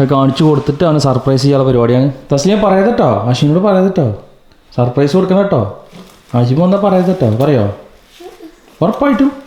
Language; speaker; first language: Malayalam; native; Malayalam